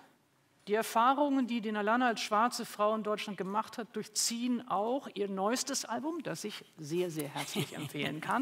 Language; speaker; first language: German; native; German